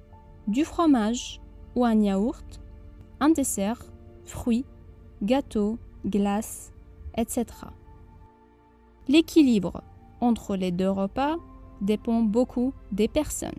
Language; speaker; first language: French; non-native, fluent; Arabic